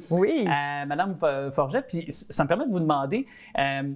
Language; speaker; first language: French; native; French